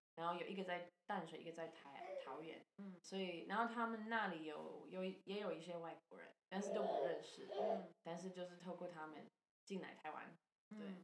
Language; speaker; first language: Chinese; non-native, fluent; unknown